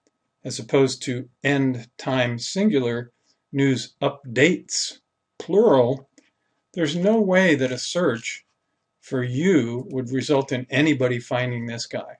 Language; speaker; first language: English; native; English